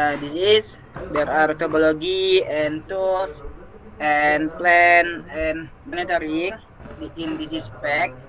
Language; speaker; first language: English; non-native, learner; Indonesian